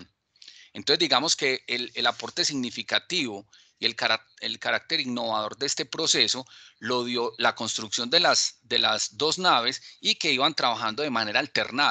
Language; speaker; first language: Spanish; native; Spanish